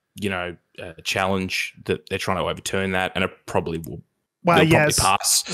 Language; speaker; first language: English; native; English